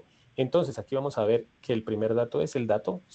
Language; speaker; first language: Spanish; native; Spanish